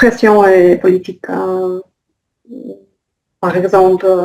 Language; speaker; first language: French; non-native, learner; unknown